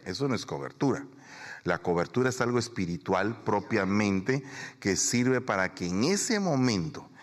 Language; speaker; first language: Spanish; native; Spanish